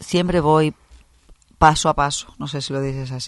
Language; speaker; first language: Spanish; non-native, fluent; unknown